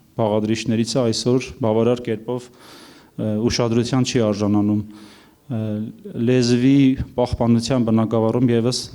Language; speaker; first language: Armenian; non-native, local second language; Kurdish